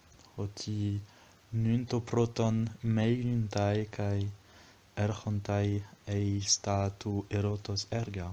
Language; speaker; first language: Greek; non-native, fluent; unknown